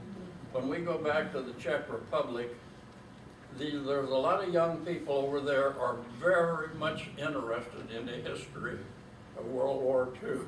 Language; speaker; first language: English; native; English